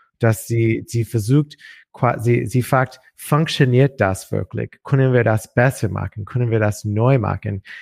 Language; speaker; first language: German; non-native, learner; English